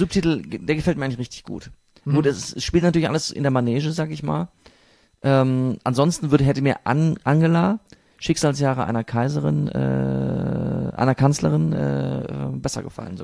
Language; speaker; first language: German; native; German